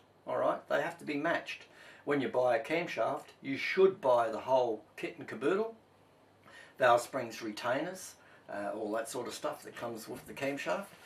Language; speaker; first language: English; native; English